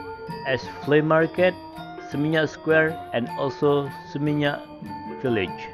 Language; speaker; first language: English; non-native, fluent; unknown